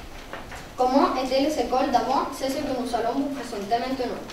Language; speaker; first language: French; non-native, learner; Spanish